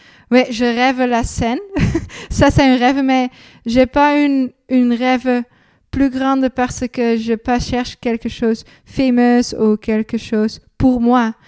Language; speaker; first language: French; non-native, learner; Dutch